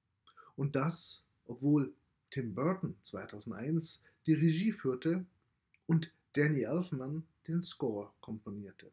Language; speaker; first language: German; native; German